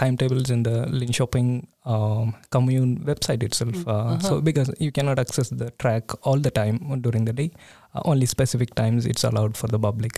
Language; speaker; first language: English; non-native, local second language; Tamil